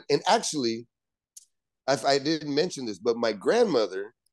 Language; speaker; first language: English; native; English